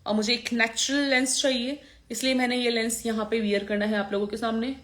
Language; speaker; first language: Hindi; non-native, local second language; Gujarati